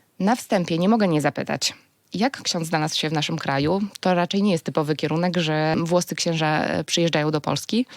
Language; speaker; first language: Polish; native; Polish